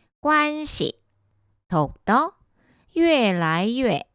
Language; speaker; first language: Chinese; non-native, fluent; Korean